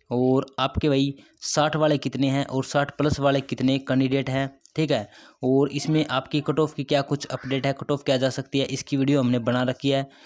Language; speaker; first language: Hindi; native; Hindi